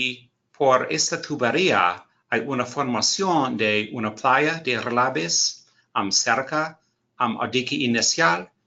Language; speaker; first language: Spanish; non-native, learner; English